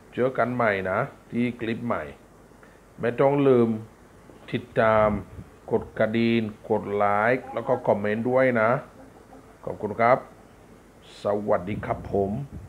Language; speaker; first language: Thai; non-native, fluent; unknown